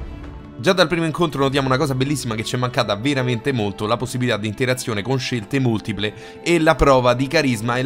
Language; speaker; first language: Italian; native; Italian